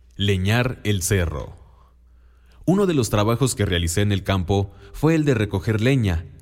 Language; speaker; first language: Spanish; non-native, local second language; Mixtepec Mixtec